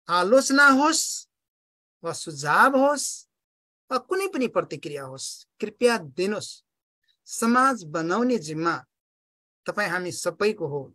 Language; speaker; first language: Nepali; non-native, local second language; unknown